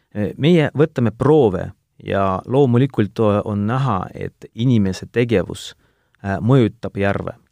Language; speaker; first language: Estonian; non-native, local second language; Russian